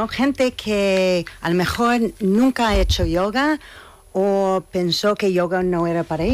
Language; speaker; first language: Spanish; non-native, fluent; English